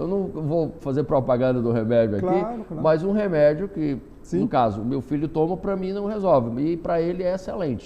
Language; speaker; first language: Portuguese; native; Portuguese